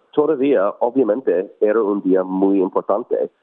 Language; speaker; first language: Spanish; non-native, fluent; English